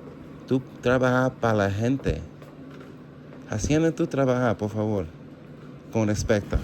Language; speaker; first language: Spanish; non-native, learner; English